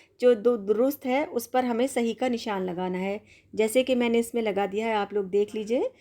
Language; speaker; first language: Urdu; native; Urdu